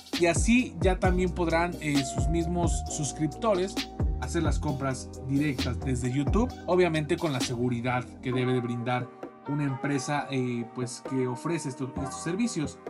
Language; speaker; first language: Spanish; native; Spanish